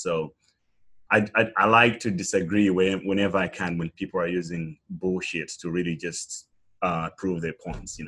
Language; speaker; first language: English; non-native, local second language; Nyanja